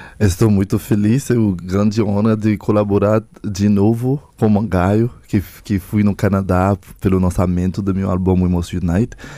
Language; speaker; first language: Portuguese; non-native, fluent; Haitian Creole